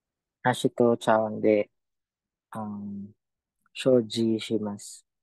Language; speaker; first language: Japanese; non-native, learner; Filipino